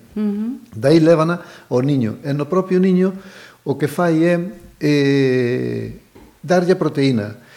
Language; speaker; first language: Galician; native; Galician